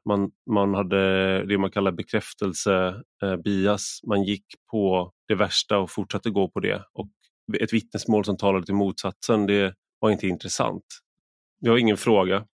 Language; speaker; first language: Swedish; native; Swedish